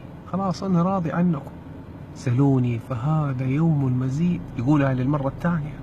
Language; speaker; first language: Arabic; native; Arabic